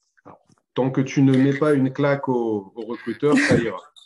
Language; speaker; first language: French; native; French